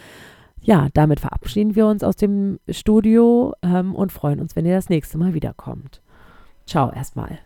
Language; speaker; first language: German; native; German